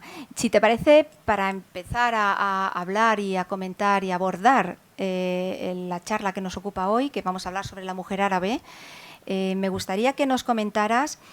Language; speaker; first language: Spanish; native; Spanish